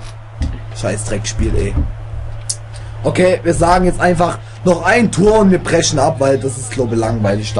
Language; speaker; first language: German; native; German